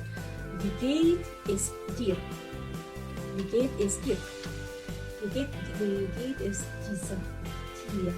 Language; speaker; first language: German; non-native, learner; Russian